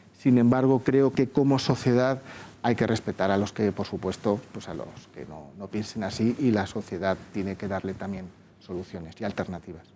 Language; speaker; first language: Spanish; native; Spanish